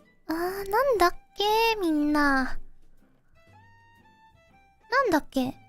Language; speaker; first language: Japanese; non-native, learner; Indonesian